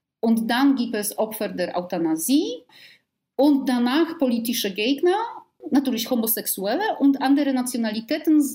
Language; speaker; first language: German; non-native, fluent; Polish